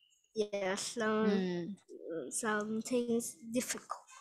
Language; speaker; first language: English; non-native, learner; Vietnamese